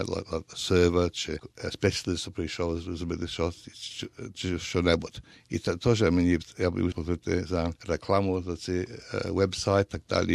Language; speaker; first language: Ukrainian; early bilingual, heritage; Ukrainian